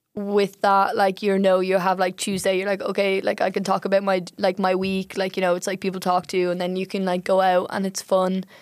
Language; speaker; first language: English; native; English